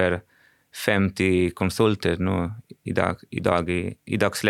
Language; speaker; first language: Swedish; non-native, fluent; Spanish